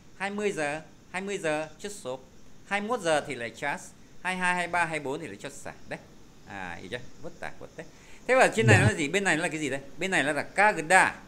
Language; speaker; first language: Vietnamese; native; Vietnamese